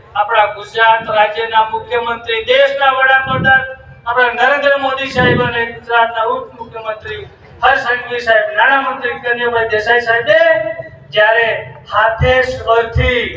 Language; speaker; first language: Gujarati; native; Gujarati